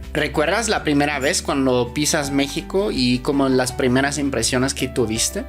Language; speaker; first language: Spanish; native; Spanish